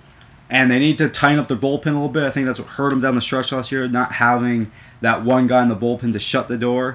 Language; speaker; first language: English; native; English